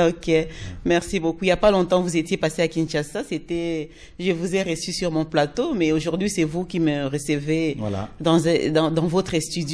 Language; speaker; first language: French; non-native, local second language; Lingala